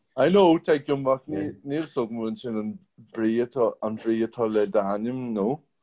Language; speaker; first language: Irish; non-native, local second language; English